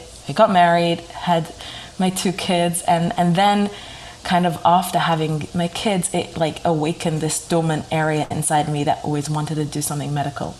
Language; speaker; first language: English; native; English